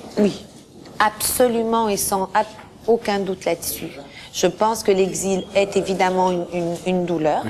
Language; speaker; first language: French; early bilingual, other home language; Portuguese